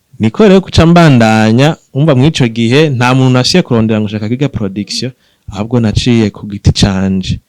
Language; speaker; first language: Rundi; native; Rundi